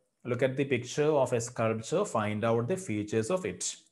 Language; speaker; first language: English; non-native, local second language; Malayalam